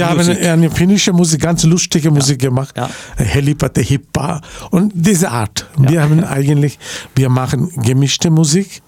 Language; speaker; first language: German; non-native, fluent; Bangla